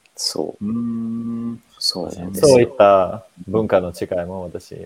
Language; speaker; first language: Japanese; non-native, fluent; Finnish